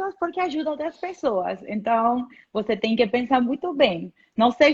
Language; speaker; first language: Portuguese; non-native, fluent; Spanish